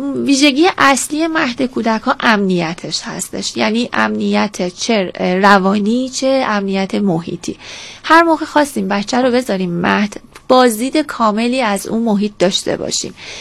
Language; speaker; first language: Persian; non-native, local second language; Azerbaijani